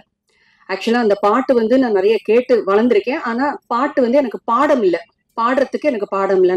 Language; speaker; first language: Tamil; native; Tamil